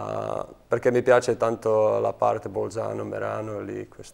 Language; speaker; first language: Italian; non-native, fluent; Czech